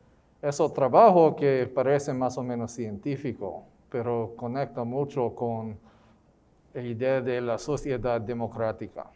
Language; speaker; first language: Spanish; non-native, fluent; English